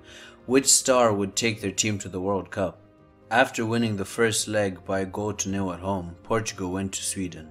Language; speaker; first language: English; native; English